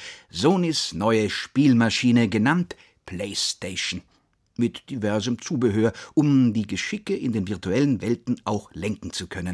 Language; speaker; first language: German; native; German